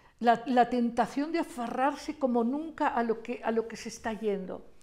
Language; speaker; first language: Spanish; native; Spanish